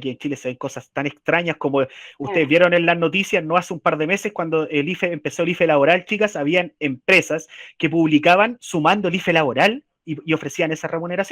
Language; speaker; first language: Spanish; native; Spanish